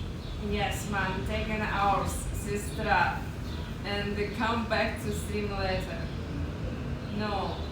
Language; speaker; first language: English; non-native, learner; Russian